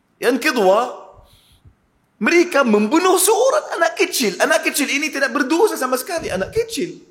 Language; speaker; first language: Malay; non-native, fluent; Arabic